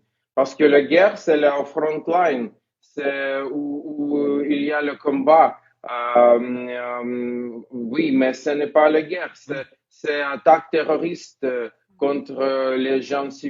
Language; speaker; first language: French; non-native, fluent; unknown